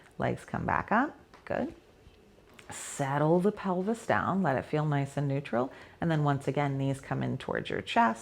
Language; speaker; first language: English; native; English